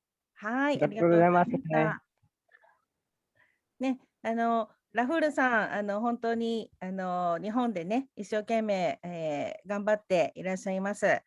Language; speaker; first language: Japanese; non-native, fluent; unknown